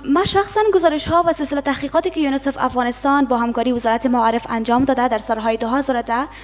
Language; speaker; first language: Persian; non-native, local second language; Pashto